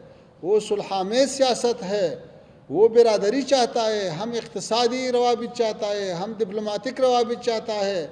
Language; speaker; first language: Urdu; non-native, fluent; Pashto